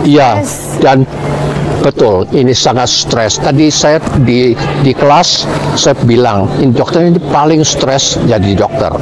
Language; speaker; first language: Indonesian; non-native, learner; Cantonese